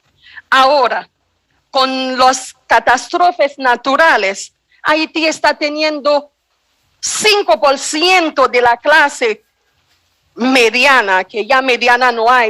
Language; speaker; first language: Spanish; non-native, fluent; Haitian Creole